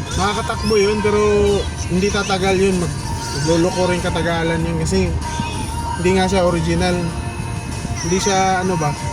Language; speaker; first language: Filipino; native; Filipino